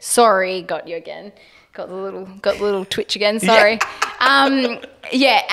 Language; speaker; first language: English; native; English